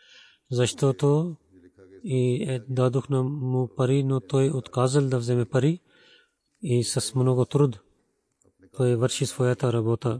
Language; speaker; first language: Bulgarian; non-native, learner; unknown